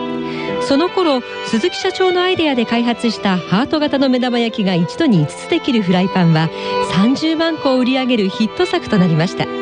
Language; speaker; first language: Japanese; native; Japanese